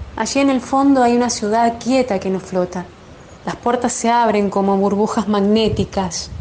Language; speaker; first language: Spanish; native; Spanish